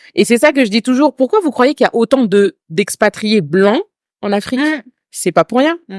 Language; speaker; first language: French; native; French